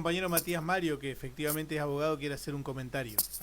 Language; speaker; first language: Spanish; native; Spanish